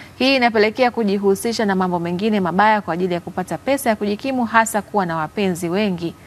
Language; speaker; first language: Swahili; native; Swahili